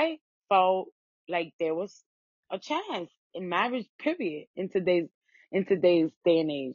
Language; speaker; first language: English; native; English